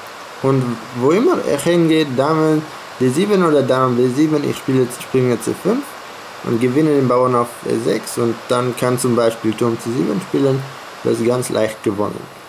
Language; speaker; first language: German; non-native, fluent; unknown